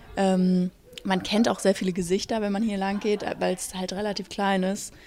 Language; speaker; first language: German; native; German